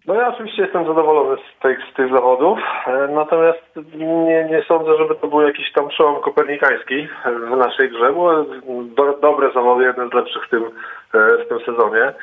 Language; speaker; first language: Polish; native; Polish